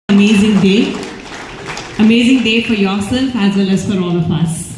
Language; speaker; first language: English; non-native, local second language; Telugu